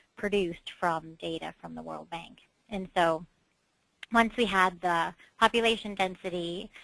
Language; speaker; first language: English; native; English